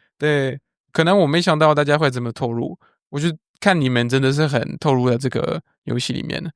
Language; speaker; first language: Chinese; non-native, fluent; French